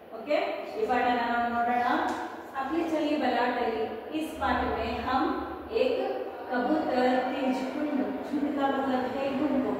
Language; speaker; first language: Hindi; non-native, local second language; Kannada